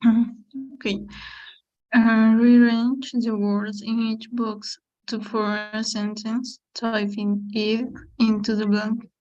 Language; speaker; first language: English; non-native, learner; Spanish